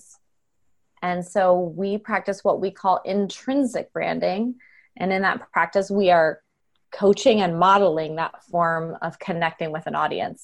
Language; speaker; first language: English; native; English